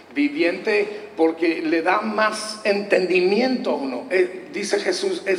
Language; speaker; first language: Spanish; native; Spanish